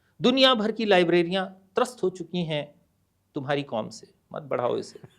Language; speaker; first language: Hindi; native; Hindi